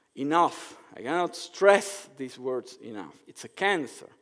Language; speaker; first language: English; non-native, fluent; Spanish